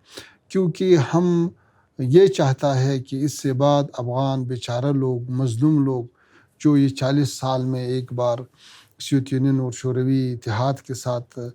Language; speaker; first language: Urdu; non-native, learner; Pashto